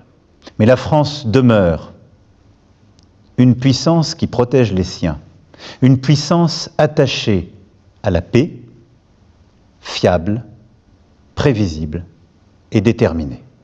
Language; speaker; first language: French; native; French